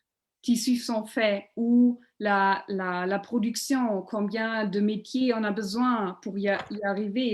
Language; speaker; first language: French; non-native, local second language; German